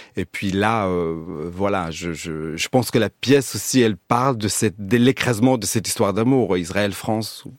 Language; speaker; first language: French; non-native, fluent; Hebrew